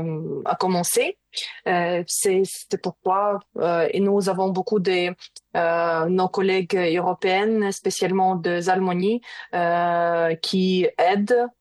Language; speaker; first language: French; non-native, learner; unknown